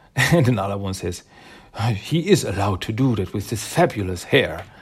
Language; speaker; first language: English; non-native, fluent; German